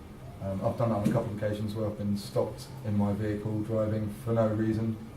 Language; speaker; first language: English; native; English